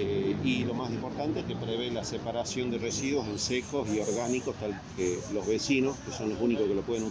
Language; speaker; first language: Spanish; native; Spanish